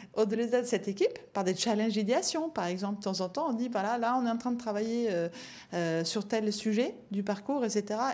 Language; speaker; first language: French; non-native, fluent; Norwegian